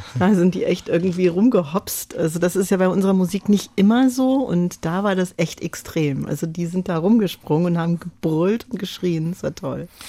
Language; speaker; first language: German; non-native, fluent; English